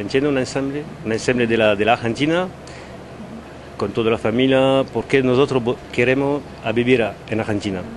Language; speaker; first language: Spanish; non-native, learner; French